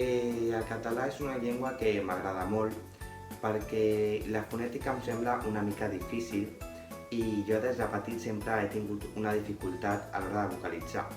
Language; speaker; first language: Catalan; non-native, local second language; Spanish